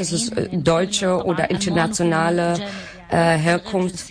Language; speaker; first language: German; non-native, learner; Arabic